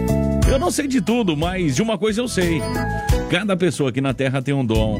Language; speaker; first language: Portuguese; native; Portuguese